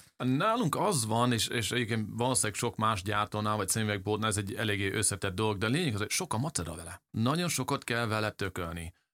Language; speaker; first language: Hungarian; early bilingual, heritage; English